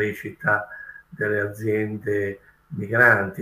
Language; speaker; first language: Italian; native; Italian